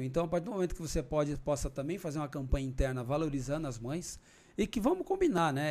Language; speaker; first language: Portuguese; native; Portuguese